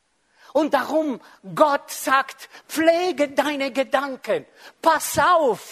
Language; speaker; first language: German; non-native, fluent; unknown